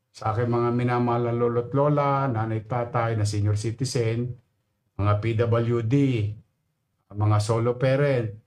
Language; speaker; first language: Filipino; native; Filipino